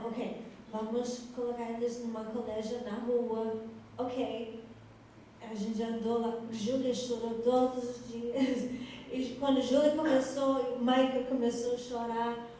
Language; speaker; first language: Portuguese; non-native, fluent; English